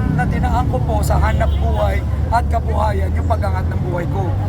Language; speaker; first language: Filipino; native; Filipino